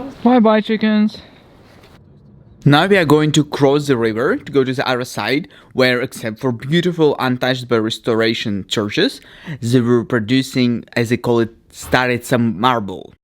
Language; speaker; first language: English; non-native, fluent; Russian